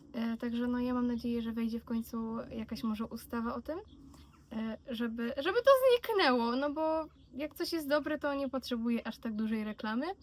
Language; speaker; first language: Polish; native; Polish